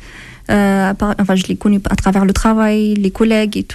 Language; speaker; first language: French; non-native, fluent; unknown